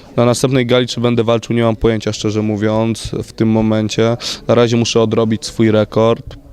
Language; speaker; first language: Polish; native; Polish